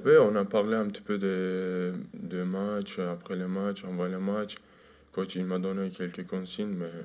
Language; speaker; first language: French; non-native, fluent; Turkish